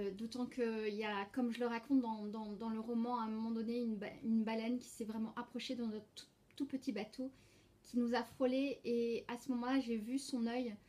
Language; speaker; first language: French; native; French